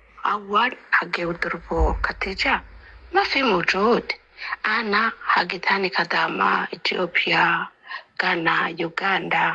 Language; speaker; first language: Arabic; non-native, learner; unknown